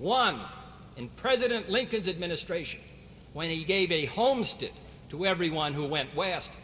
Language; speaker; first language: English; native; English